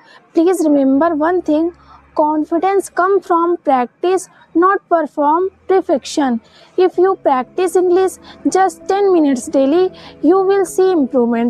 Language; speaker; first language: English; non-native, learner; Hindi